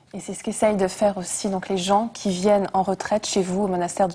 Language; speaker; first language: French; native; French